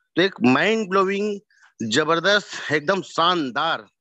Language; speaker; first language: Hindi; native; Hindi